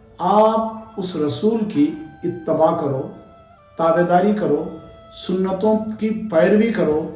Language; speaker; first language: Urdu; native; Urdu